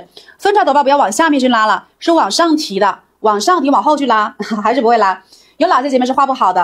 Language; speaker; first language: Chinese; native; Chinese